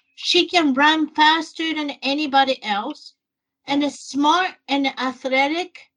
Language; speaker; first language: English; non-native, learner; Japanese